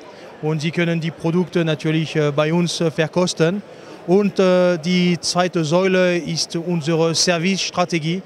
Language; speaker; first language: German; non-native, fluent; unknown